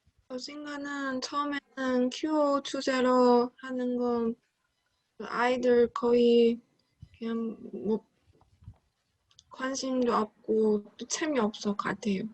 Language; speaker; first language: Korean; non-native, learner; Chinese